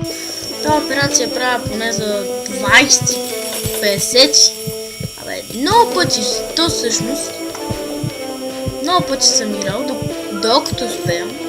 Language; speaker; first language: Bulgarian; native; Bulgarian